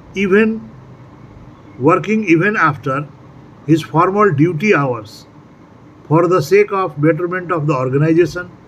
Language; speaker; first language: English; non-native, local second language; Nepali